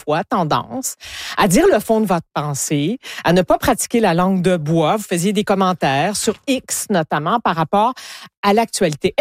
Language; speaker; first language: French; native; French